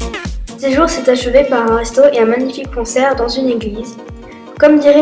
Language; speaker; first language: French; native; French